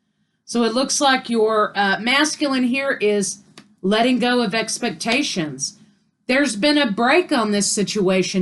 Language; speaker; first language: English; native; English